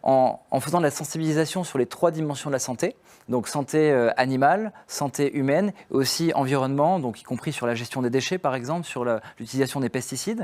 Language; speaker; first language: French; native; French